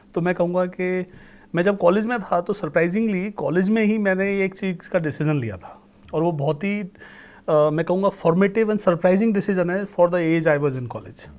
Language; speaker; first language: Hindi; native; Hindi